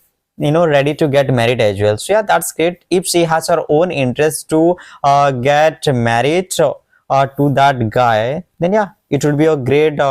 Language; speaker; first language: English; non-native, local second language; Odia